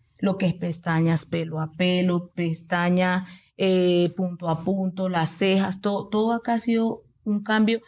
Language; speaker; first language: Spanish; native; Spanish